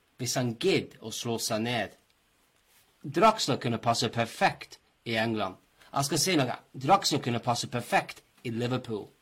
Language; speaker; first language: Norwegian; non-native, fluent; English